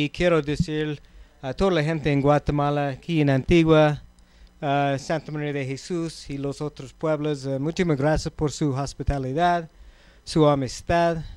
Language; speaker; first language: Spanish; non-native, learner; English